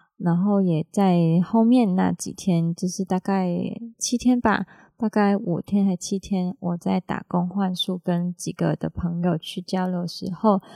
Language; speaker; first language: Chinese; non-native, local second language; Cantonese